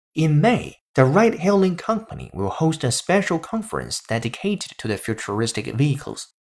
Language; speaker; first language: English; non-native, fluent; Chinese